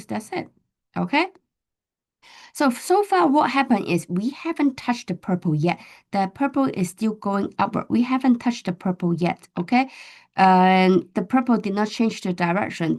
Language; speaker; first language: English; non-native, fluent; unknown